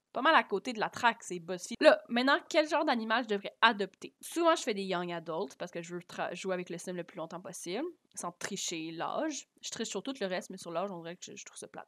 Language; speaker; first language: French; native; French